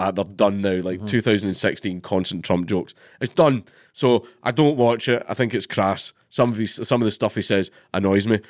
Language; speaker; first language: English; native; English